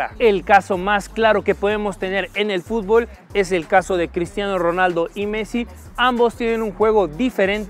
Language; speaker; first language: Spanish; native; Spanish